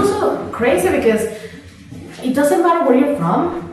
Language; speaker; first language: English; non-native, fluent; Spanish